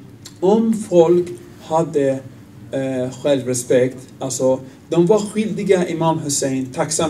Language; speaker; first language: Swedish; non-native, fluent; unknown